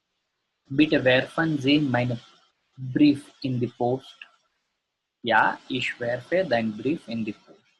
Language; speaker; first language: German; non-native, learner; Gujarati